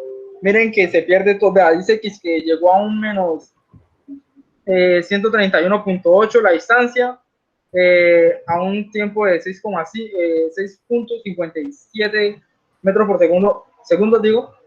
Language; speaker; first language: Spanish; native; Spanish